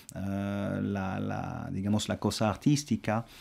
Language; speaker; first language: Spanish; non-native, fluent; French